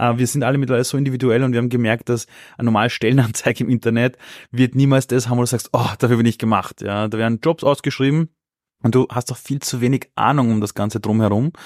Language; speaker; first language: German; early bilingual, other home language; Persian